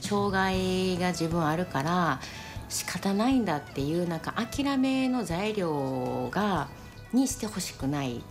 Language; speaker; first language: Japanese; native; Japanese